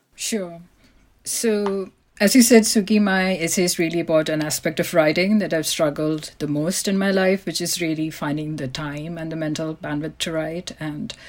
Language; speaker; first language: English; non-native, local second language; Malayalam